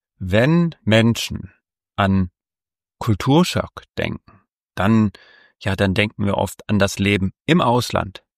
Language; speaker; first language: German; native; German